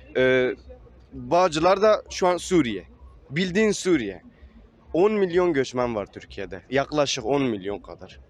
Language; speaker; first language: Turkish; non-native, local second language; Kurdish